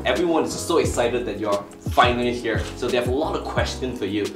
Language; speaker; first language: English; non-native, local second language; Chinese